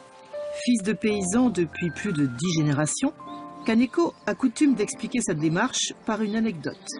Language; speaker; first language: French; native; French